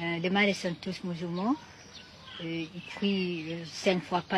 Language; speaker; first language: French; non-native, fluent; Malay